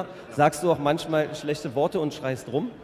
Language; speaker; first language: German; native; German